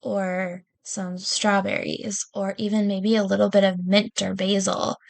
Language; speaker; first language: English; native; English